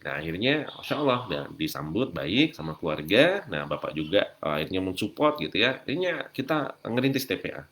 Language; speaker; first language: Indonesian; native; Indonesian